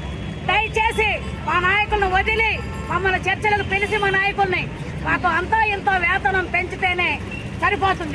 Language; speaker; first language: Telugu; native; Telugu